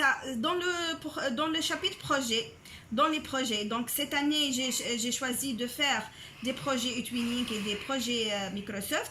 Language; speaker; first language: French; non-native, local second language; Arabic